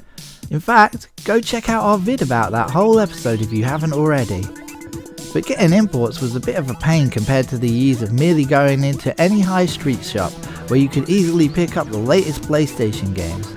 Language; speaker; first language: English; native; English